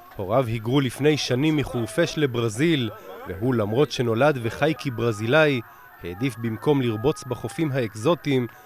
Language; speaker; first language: Hebrew; native; Hebrew